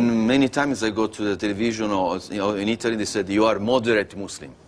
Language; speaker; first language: English; non-native, learner; Italian